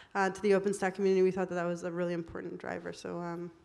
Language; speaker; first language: English; non-native, fluent; Hebrew